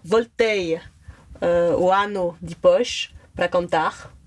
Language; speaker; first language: Portuguese; non-native, learner; French